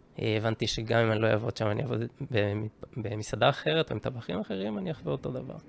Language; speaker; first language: Hebrew; early bilingual, other home language; Japanese